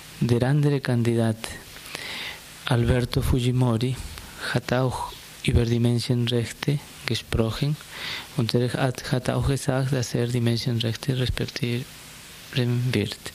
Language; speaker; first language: German; non-native, fluent; Spanish